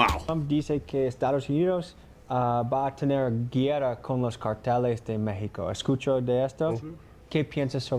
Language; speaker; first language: Spanish; non-native, learner; English